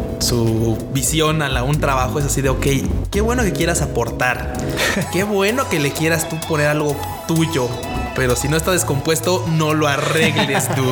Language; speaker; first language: Spanish; native; Spanish